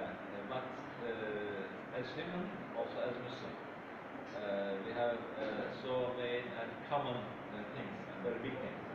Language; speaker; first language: English; non-native, fluent; Turkish